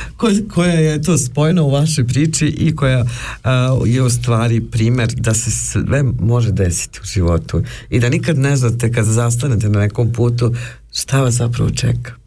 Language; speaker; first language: Serbian; native; Serbian